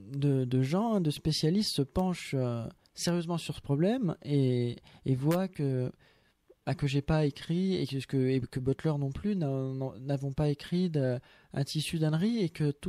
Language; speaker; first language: French; native; French